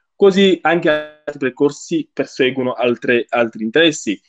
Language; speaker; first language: Italian; non-native, fluent; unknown